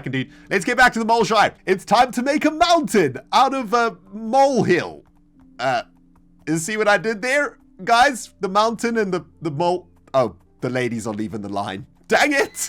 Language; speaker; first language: English; native; English